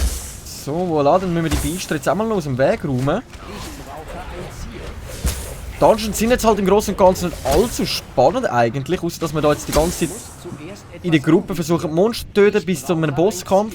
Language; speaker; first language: German; native; German